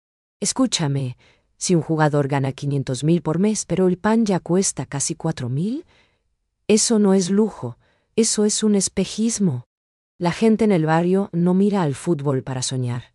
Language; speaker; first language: Spanish; native; Spanish